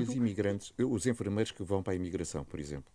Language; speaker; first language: Portuguese; native; Portuguese